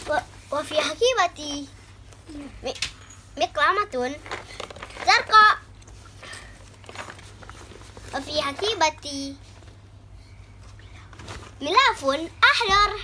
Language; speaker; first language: Arabic; non-native, learner; Malay